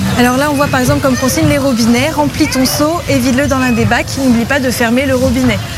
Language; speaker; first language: French; native; French